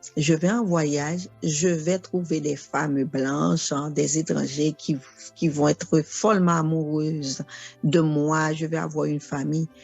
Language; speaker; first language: French; non-native, local second language; Haitian Creole